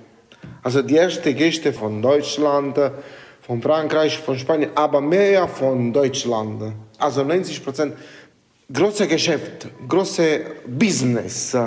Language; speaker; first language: German; non-native, learner; Italian